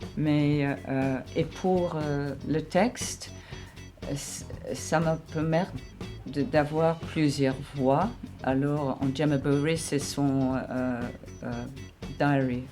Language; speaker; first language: French; non-native, fluent; English